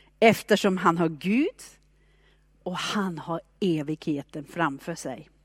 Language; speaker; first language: Swedish; non-native, fluent; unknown